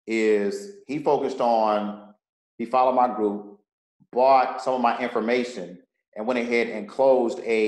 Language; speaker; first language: English; native; English